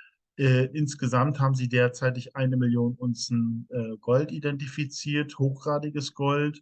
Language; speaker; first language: German; native; German